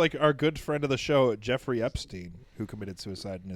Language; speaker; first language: English; native; English